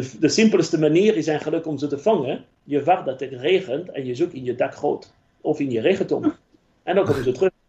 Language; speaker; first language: Dutch; non-native, fluent; French